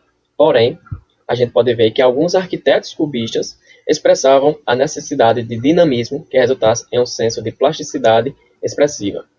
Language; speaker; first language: Portuguese; native; Portuguese